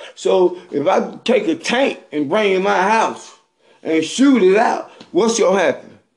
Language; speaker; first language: English; native; English